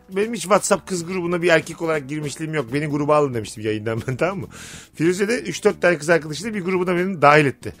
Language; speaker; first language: Turkish; native; Turkish